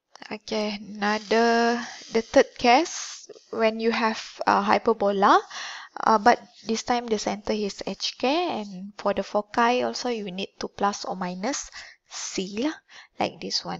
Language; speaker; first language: English; non-native, local second language; Malay